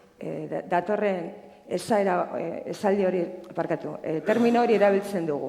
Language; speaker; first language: Basque; native; Basque